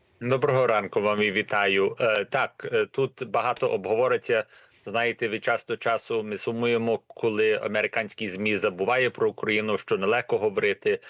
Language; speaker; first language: Ukrainian; early bilingual, heritage; Ukrainian